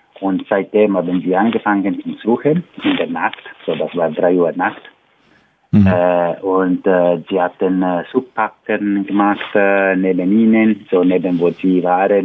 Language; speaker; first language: German; non-native, learner; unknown